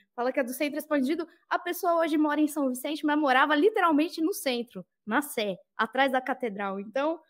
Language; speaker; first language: Portuguese; native; Portuguese